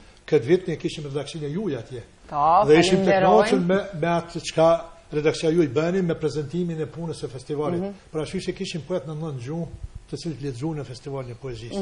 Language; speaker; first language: Albanian; native; Albanian